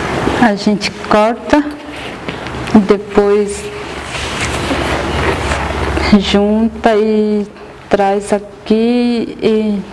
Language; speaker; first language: Portuguese; non-native, local second language; Guarani